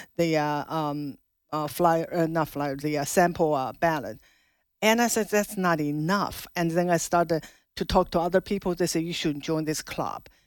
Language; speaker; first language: English; non-native, fluent; Chinese